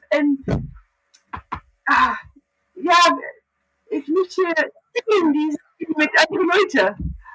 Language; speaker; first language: German; non-native, learner; English